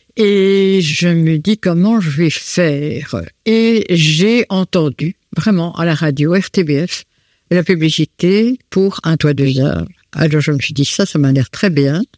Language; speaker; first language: French; native; French